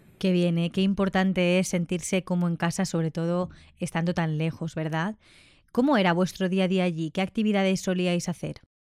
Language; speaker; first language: Spanish; non-native, local second language; Catalan